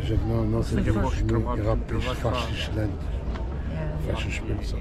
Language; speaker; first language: Portuguese; native; Portuguese